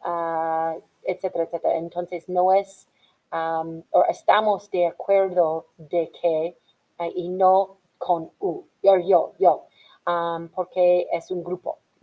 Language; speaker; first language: Spanish; non-native, fluent; English